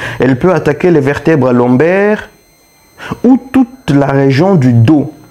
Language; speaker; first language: French; non-native, local second language; Luba-Lulua